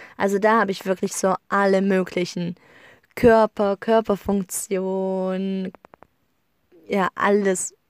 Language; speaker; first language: German; native; German